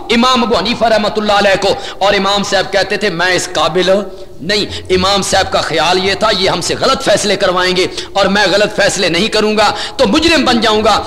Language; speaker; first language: Urdu; non-native, local second language; Punjabi